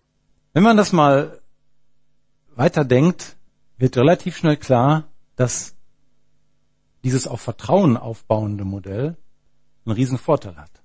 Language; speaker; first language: German; native; German